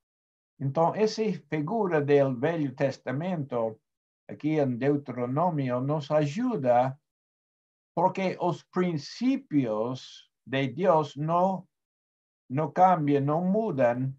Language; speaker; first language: Portuguese; non-native, fluent; Spanish